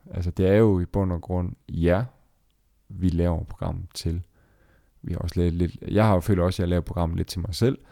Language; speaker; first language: Danish; native; Danish